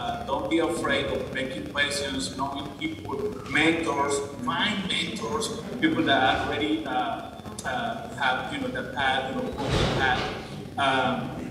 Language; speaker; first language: English; non-native, fluent; Spanish